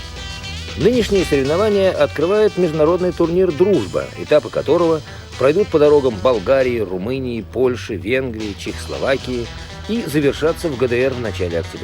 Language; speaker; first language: Russian; native; Russian